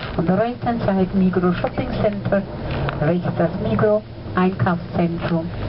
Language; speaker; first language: English; non-native, fluent; German